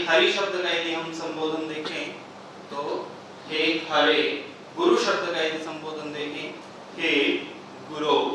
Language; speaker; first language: Hindi; native; Hindi